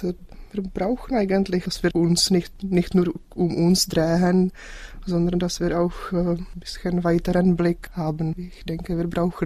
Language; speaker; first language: German; non-native, fluent; Czech